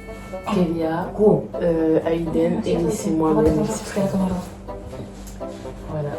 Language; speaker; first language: French; native; French